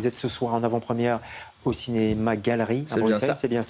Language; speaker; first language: French; native; French